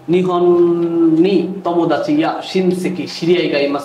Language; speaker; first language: Japanese; non-native, learner; Bangla